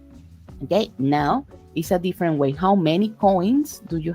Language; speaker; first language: English; non-native, fluent; Spanish